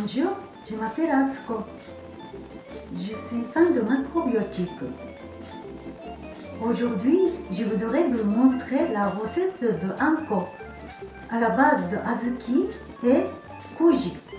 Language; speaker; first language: French; non-native, fluent; Japanese